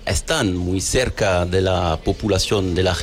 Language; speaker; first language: Spanish; non-native, learner; French